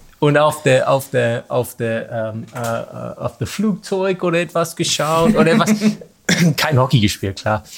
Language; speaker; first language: German; non-native, learner; English